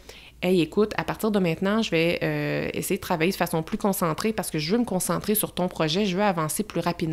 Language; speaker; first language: French; native; French